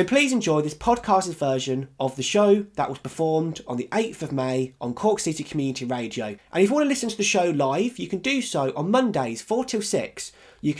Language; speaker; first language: English; native; English